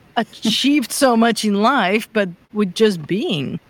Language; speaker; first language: English; non-native, fluent; Bulgarian